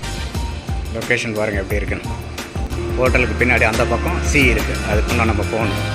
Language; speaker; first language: Tamil; native; Tamil